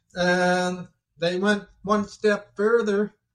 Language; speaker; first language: English; native; English